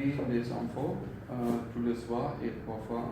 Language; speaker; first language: French; non-native, learner; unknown